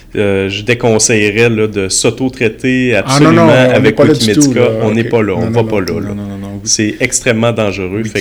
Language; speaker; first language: French; native; French